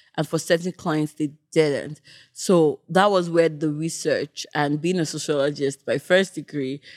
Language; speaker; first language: English; non-native, local second language; Yoruba